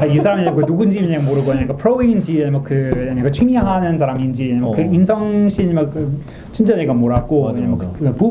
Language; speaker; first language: Korean; non-native, learner; English